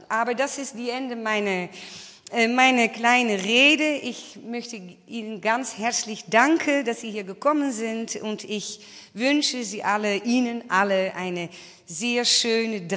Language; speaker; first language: German; non-native, fluent; Dutch